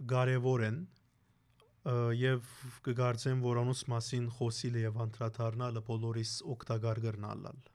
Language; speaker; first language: Armenian; early bilingual, heritage; Armenian